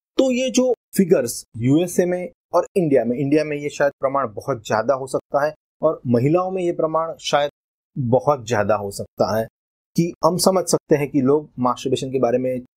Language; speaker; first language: Hindi; non-native, local second language; Gujarati